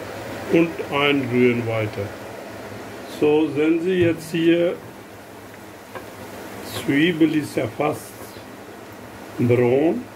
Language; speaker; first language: German; non-native, learner; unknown